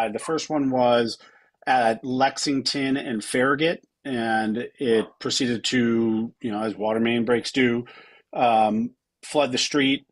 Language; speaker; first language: English; native; English